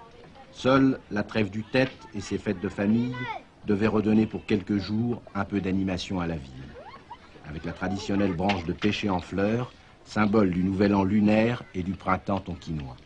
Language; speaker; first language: French; native; French